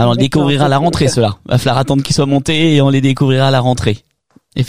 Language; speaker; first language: French; native; French